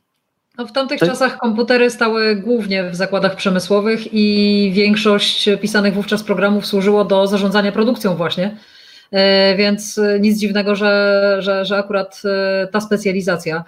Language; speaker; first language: Polish; native; Polish